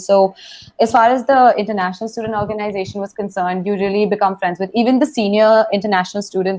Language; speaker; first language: English; non-native, local second language; Hindi